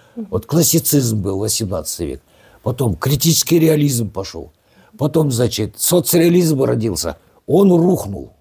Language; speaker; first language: Russian; non-native, local second language; Kazakh